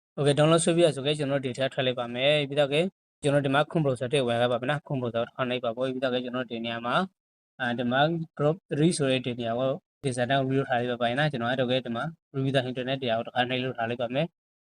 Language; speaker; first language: Burmese; native; Burmese